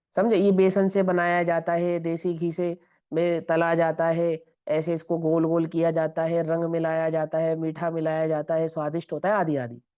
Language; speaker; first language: Hindi; non-native, local second language; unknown